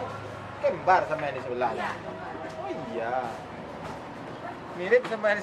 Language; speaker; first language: Indonesian; non-native, local second language; Minangkabau